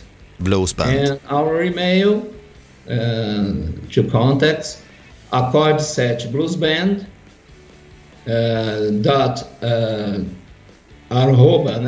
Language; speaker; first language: English; non-native, learner; Portuguese